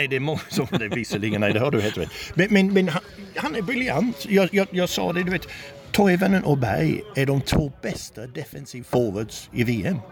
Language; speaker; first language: Swedish; non-native, fluent; English